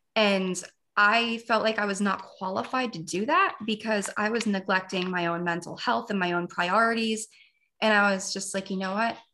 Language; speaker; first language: English; native; English